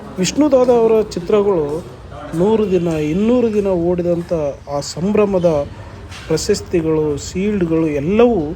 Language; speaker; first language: Kannada; native; Kannada